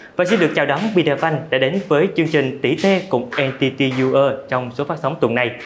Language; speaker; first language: Vietnamese; native; Vietnamese